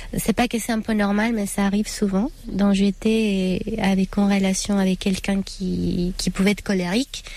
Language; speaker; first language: French; non-native, fluent; Spanish